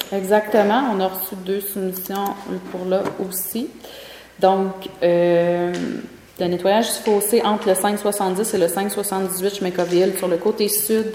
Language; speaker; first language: French; native; French